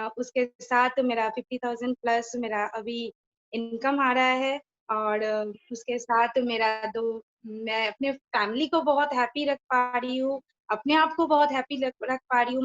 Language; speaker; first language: Hindi; non-native, local second language; Bangla